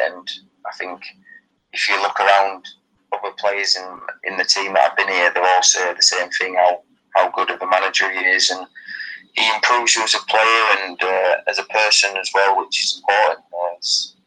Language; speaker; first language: English; native; English